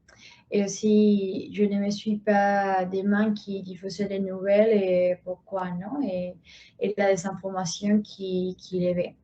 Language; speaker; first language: French; non-native, learner; Spanish